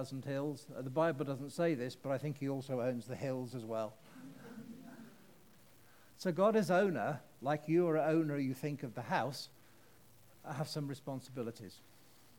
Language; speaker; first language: English; native; English